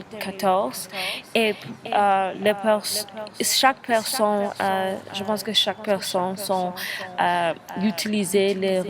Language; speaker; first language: French; non-native, learner; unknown